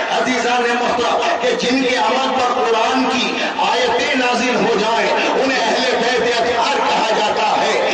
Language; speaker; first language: Urdu; native; Urdu